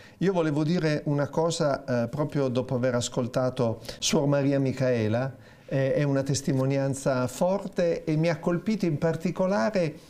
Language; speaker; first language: Italian; native; Italian